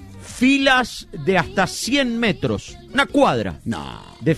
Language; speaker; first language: Spanish; native; Spanish